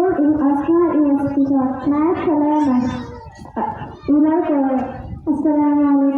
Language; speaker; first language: Arabic; non-native, learner; Bangla